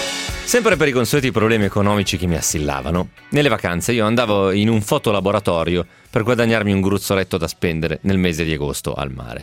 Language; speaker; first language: Italian; native; Italian